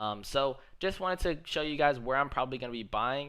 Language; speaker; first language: English; native; English